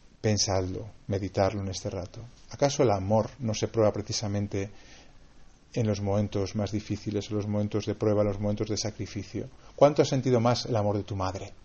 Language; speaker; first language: Spanish; native; Spanish